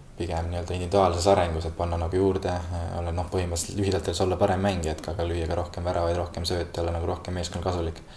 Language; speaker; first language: Estonian; native; Estonian